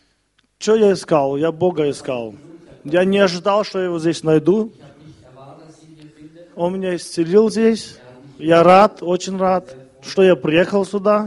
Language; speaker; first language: Russian; early bilingual, other home language; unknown